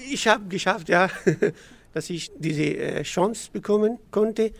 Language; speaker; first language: German; non-native, learner; Persian